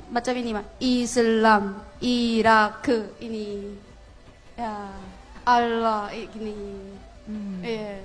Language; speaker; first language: Indonesian; non-native, fluent; Korean